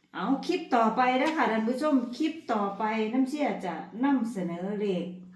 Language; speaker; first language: Thai; native; Thai